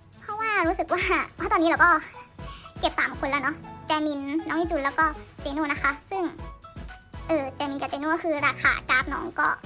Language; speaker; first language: Thai; native; Thai